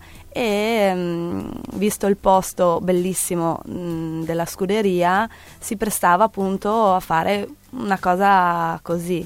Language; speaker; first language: Italian; native; Italian